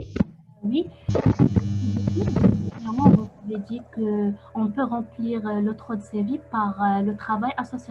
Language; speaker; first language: French; non-native, local second language; Arabic